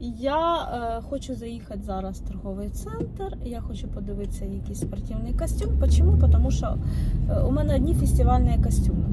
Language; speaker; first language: Ukrainian; native; Ukrainian